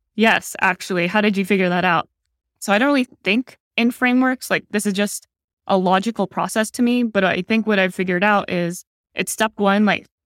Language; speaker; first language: English; native; English